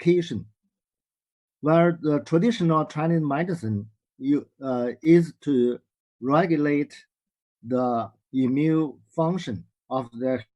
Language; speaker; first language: English; non-native, learner; Chinese